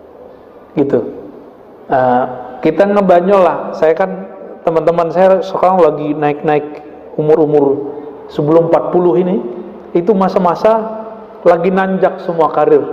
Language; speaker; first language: Indonesian; native; Indonesian